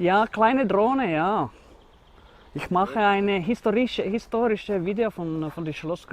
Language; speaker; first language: German; non-native, learner; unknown